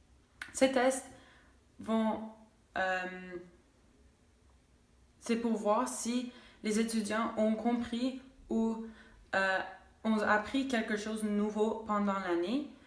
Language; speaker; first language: French; non-native, local second language; English